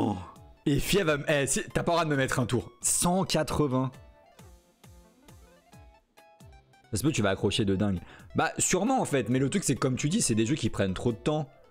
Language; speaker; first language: French; native; French